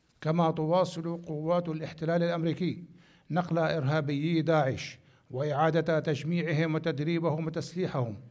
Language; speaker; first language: Arabic; native; Arabic